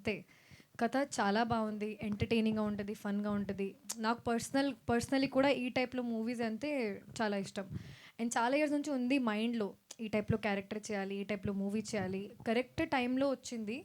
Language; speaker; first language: Telugu; non-native, local second language; Hindi